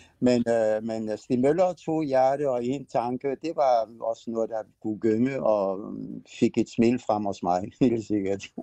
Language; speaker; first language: Danish; non-native, fluent; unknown